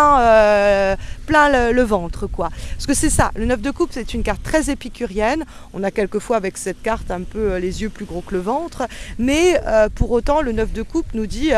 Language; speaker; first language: French; native; French